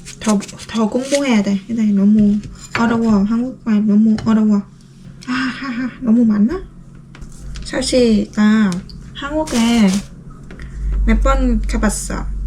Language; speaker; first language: Korean; non-native, learner; Vietnamese